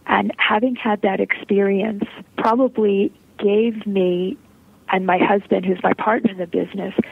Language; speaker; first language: English; early bilingual, heritage; Polish